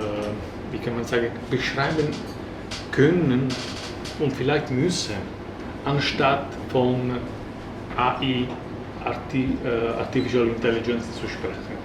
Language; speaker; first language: German; non-native, fluent; Italian